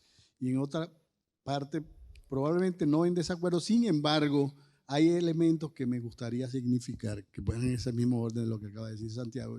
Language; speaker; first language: Spanish; native; Spanish